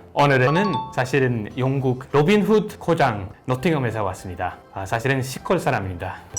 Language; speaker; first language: Korean; non-native, fluent; English